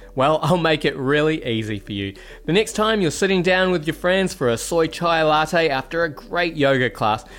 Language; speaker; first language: English; native; English